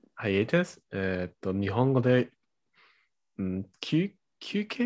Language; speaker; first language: Japanese; non-native, learner; German